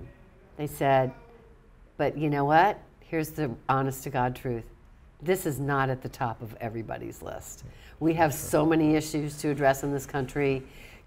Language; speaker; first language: English; native; English